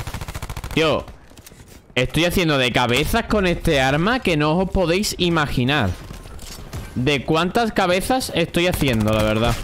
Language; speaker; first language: Spanish; native; Spanish